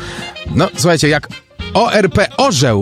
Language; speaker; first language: Polish; native; Polish